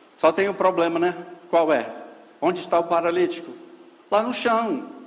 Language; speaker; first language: Portuguese; non-native, fluent; English